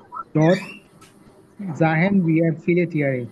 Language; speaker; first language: German; non-native, learner; Bangla